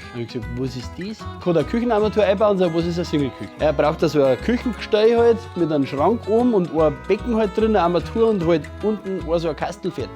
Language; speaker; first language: German; native; German